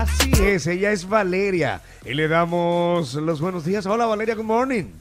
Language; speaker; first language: Spanish; native; Spanish